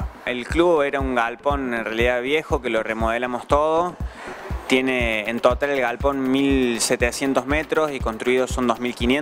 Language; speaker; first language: Spanish; native; Spanish